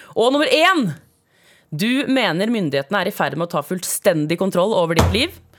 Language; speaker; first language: Norwegian; early bilingual, other home language; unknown